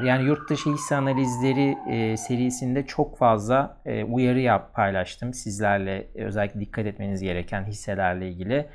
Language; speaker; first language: Turkish; native; Turkish